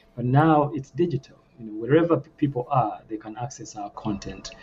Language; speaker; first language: English; non-native, local second language; Ganda